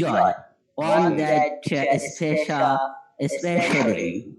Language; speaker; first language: English; non-native, learner; Bangla